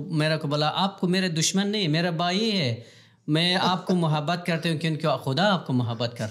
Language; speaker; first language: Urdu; non-native, learner; Pashto